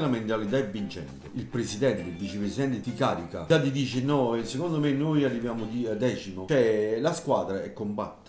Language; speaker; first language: Italian; native; Italian